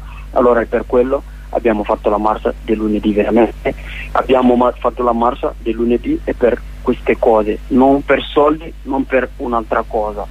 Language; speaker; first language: Italian; non-native, learner; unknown